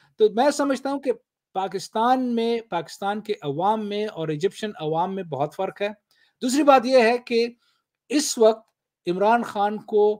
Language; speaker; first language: Urdu; non-native, local second language; Pashto